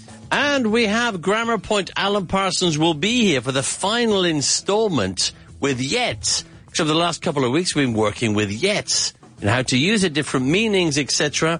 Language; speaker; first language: English; native; English